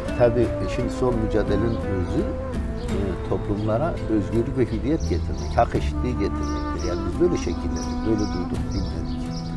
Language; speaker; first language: Turkish; non-native, local second language; Zaza